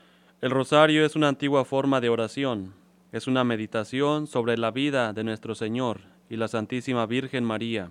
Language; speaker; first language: Spanish; native; Spanish